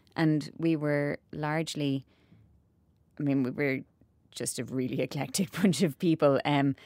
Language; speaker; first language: English; native; English